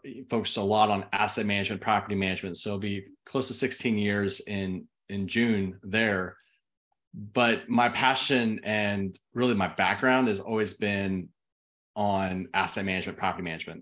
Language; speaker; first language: English; native; English